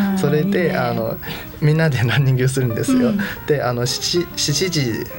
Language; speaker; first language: Japanese; non-native, fluent; Chinese